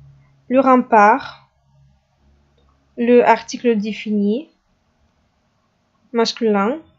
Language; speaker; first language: French; non-native, fluent; Russian